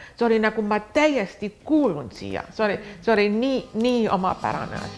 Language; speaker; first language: Estonian; early bilingual, heritage; Estonian